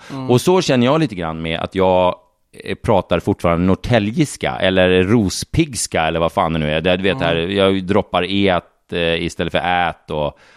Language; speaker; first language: Swedish; native; Swedish